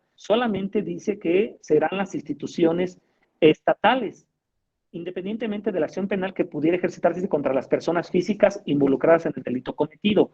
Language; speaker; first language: Spanish; native; Spanish